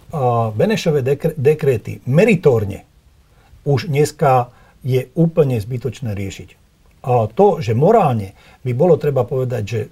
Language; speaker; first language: Slovak; non-native, local second language; Hungarian